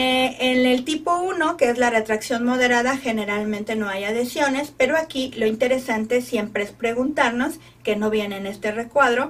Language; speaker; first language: Spanish; native; Spanish